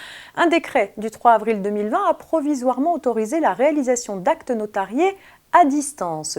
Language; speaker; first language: French; native; French